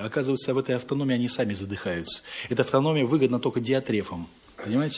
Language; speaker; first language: Russian; native; Russian